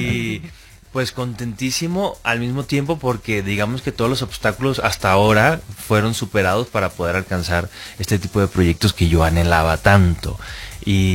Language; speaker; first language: Spanish; native; Spanish